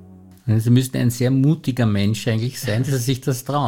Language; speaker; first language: German; native; German